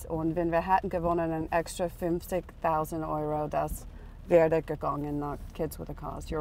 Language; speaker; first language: German; non-native, learner; English